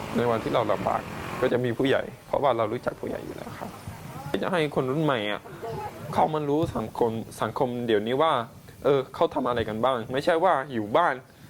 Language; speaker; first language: Thai; non-native, local second language; Pattani Malay